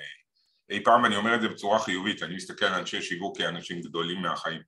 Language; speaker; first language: Hebrew; native; Hebrew